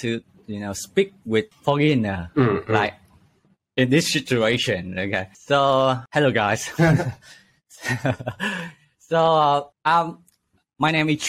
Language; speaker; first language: English; non-native, learner; Vietnamese